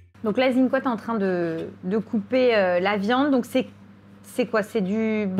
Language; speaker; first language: French; native; French